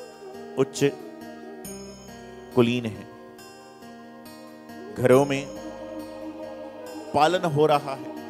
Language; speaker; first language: Hindi; native; Hindi